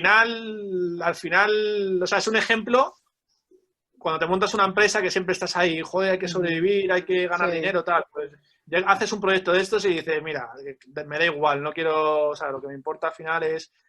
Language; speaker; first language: Spanish; native; Spanish